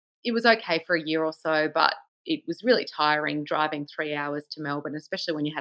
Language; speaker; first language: English; native; English